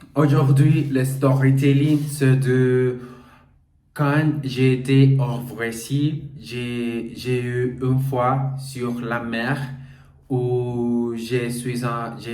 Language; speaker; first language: French; non-native, learner; Portuguese